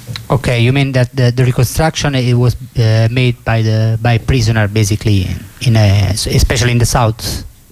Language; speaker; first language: English; non-native, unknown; Italian